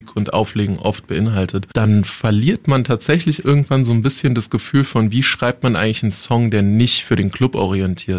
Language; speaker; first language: German; native; German